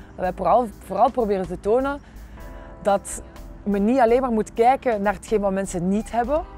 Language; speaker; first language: Dutch; native; Dutch